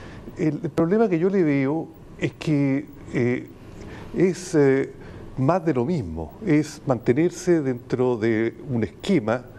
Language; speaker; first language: Spanish; native; Spanish